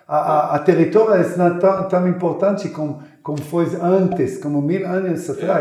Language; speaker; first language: Portuguese; non-native, learner; Hebrew